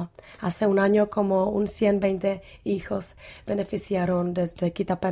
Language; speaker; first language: Spanish; non-native, learner; Czech